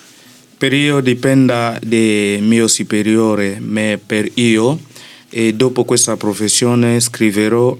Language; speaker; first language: Italian; non-native, learner; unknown